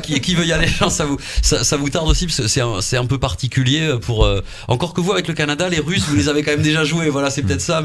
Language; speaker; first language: French; native; French